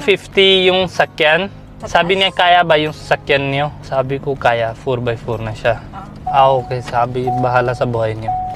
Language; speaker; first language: Filipino; non-native, learner; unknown